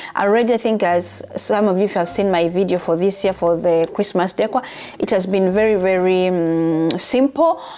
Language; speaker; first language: English; non-native, local second language; Ganda